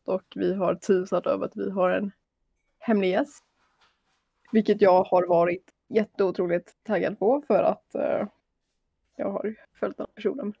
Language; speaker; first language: Swedish; native; Swedish